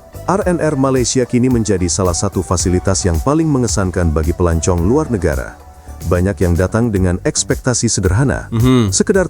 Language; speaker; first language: Indonesian; native; Indonesian